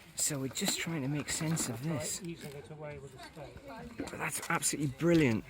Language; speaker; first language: English; native; English